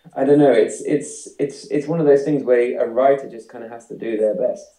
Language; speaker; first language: English; native; English